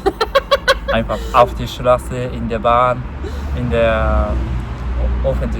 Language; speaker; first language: German; non-native, learner; Japanese